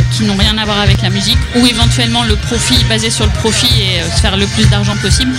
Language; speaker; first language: French; native; French